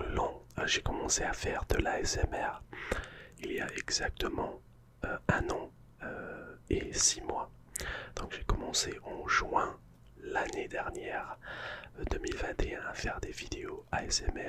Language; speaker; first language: French; non-native, fluent; English